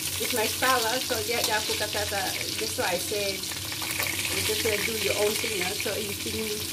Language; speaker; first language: English; non-native, local second language; Malay